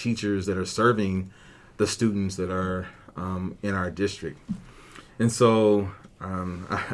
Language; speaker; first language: English; native; English